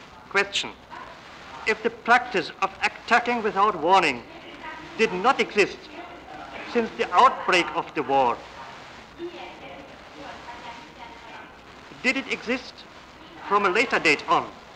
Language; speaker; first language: English; non-native, fluent; German